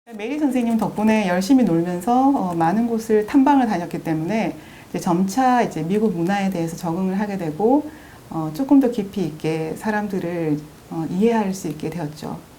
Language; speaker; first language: Korean; native; Korean